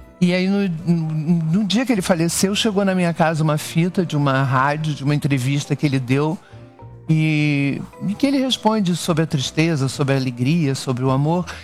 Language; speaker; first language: Portuguese; native; Portuguese